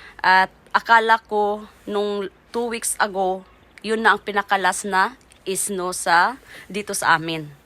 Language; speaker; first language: Filipino; native; Filipino